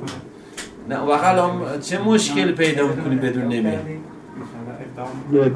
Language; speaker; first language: Persian; native; Persian